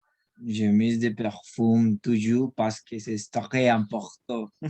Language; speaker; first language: French; non-native, learner; Spanish